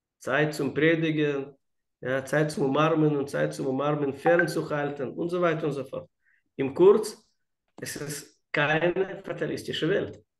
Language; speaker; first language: German; non-native, fluent; Russian